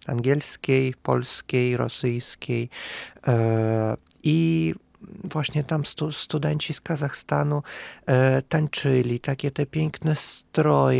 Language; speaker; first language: Polish; non-native, fluent; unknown